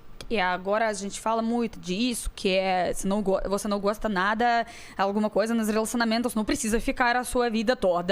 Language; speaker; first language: Portuguese; non-native, fluent; Russian